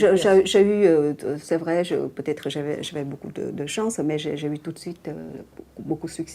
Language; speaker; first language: French; non-native, fluent; Vietnamese